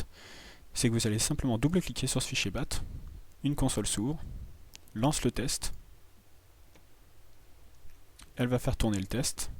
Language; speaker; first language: French; native; French